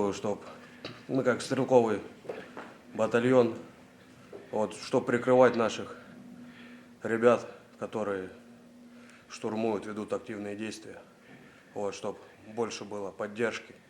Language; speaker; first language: Russian; native; Russian